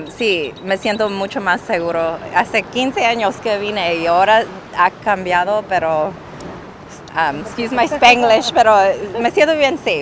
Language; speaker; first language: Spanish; early bilingual, heritage; Spanish